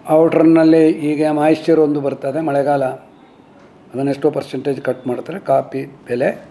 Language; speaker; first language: Kannada; non-native, local second language; Kodava